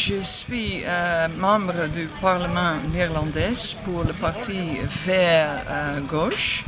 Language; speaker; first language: French; non-native, learner; Dutch